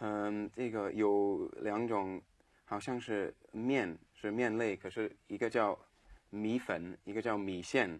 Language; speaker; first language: Chinese; non-native, learner; English